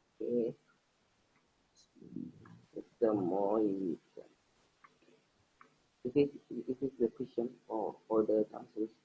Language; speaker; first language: English; non-native, learner; Indonesian